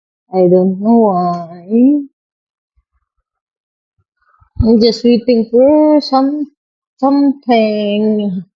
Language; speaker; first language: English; non-native, local second language; Filipino